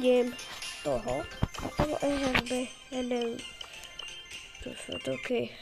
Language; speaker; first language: Polish; non-native, learner; Slovak